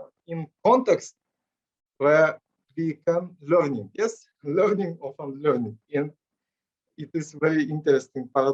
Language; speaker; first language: English; non-native, learner; Russian